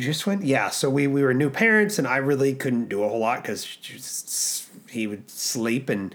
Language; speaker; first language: English; native; English